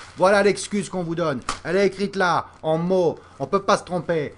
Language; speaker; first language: French; native; French